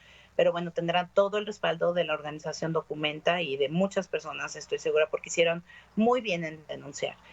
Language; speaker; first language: Spanish; native; Spanish